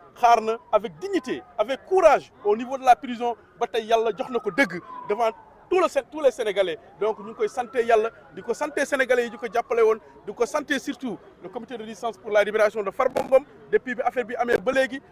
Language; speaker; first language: Wolof; non-native, local second language; Fula